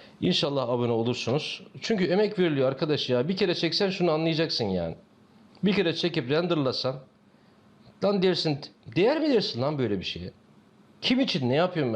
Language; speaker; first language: Turkish; native; Turkish